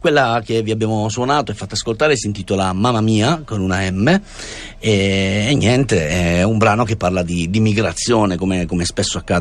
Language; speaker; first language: Italian; non-native, fluent; German